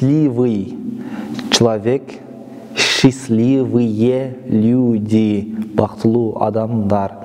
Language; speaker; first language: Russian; non-native, local second language; Kyrgyz